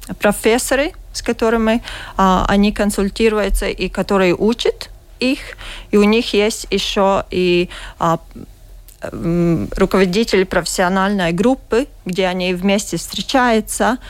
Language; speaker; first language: Russian; non-native, learner; Latvian